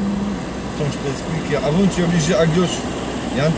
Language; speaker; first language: French; non-native, learner; Polish